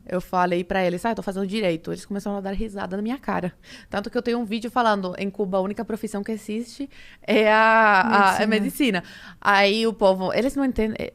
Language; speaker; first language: Portuguese; early bilingual, other home language; Spanish